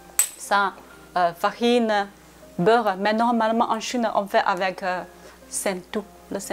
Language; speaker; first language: French; non-native, learner; Chinese